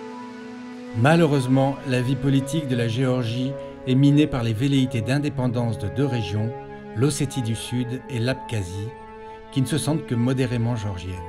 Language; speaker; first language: French; native; French